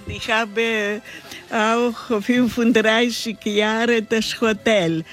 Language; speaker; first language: German; non-native, learner; Greek